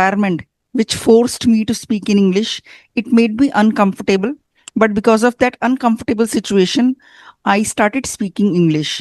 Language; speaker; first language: English; non-native, fluent; Hindi